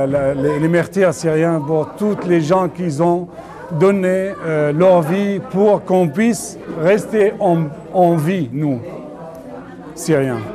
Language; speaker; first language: French; non-native, fluent; Arabic